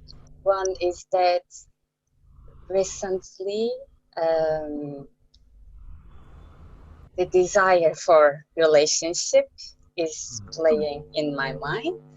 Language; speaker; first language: English; non-native, learner; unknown